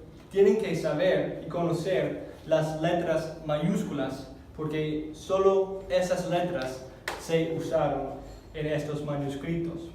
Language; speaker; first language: Spanish; non-native, fluent; English